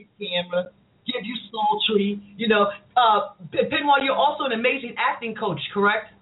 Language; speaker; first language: English; native; English